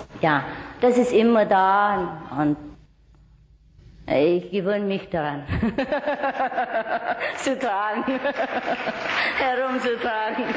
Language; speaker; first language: German; non-native, learner; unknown